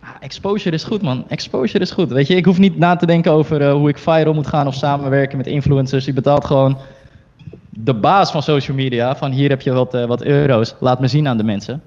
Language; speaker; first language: Dutch; early bilingual, other home language; Chinese